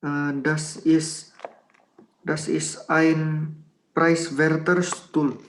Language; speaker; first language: German; non-native, learner; Indonesian